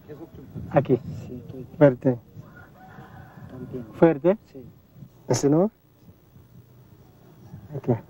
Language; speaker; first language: Spanish; non-native, learner; Korean